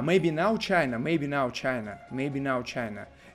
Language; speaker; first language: English; non-native, learner; Russian